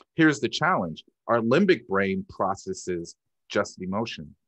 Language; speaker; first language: English; native; English